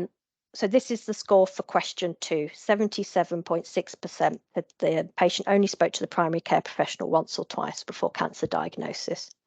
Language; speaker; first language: English; native; English